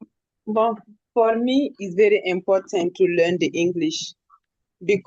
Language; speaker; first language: English; non-native, learner; French